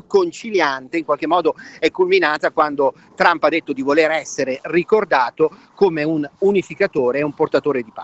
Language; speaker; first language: Italian; native; Italian